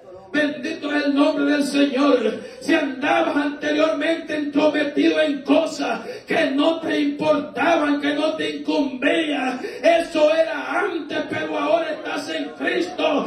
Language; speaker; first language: Spanish; native; Spanish